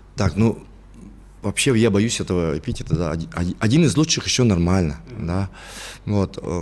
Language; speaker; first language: Russian; non-native, local second language; Yakut